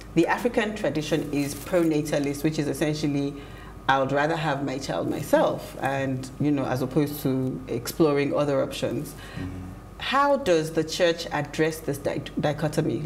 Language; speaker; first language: English; non-native, local second language; Yoruba